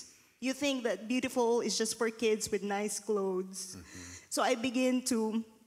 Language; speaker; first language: English; non-native, local second language; Filipino